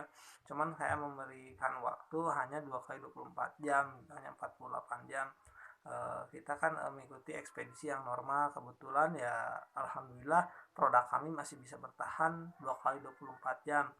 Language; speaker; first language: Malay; non-native, local second language; Sundanese